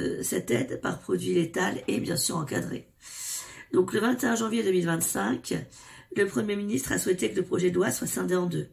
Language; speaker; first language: French; native; French